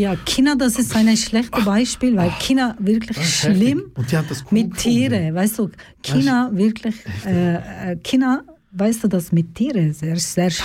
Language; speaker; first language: German; non-native, learner; Turkish